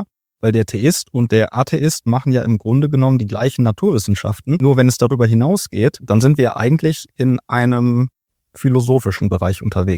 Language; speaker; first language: German; native; German